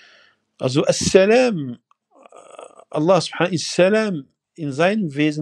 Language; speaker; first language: German; non-native, fluent; Arabic